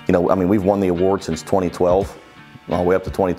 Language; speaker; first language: English; native; English